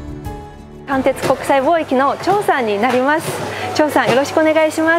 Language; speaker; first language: Japanese; non-native, fluent; Chinese